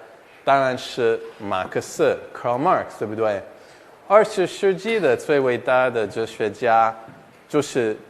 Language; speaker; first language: Chinese; non-native, fluent; English